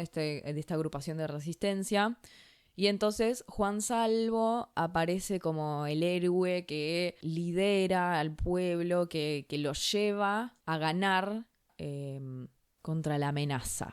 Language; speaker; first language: Spanish; native; Spanish